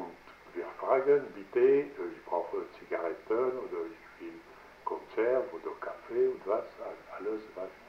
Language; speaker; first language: German; non-native, learner; French